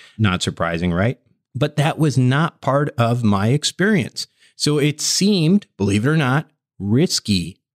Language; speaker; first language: English; native; English